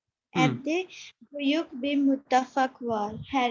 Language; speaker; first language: Turkish; non-native, learner; Urdu